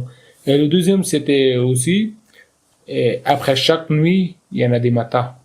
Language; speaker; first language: French; non-native, learner; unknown